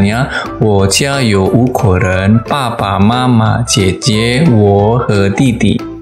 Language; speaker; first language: Chinese; non-native, fluent; Indonesian